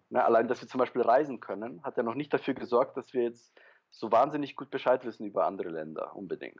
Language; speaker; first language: German; early bilingual, other home language; Polish